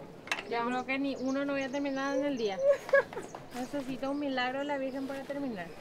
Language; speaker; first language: Spanish; native; Spanish